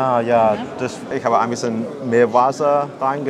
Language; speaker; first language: German; non-native, learner; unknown